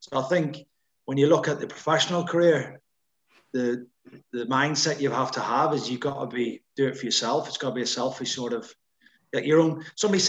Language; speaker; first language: English; native; English